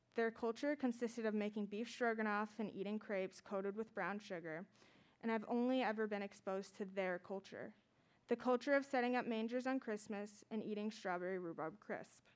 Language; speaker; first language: English; native; English